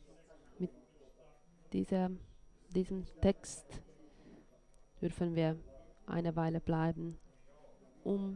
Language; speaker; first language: German; non-native, fluent; Finnish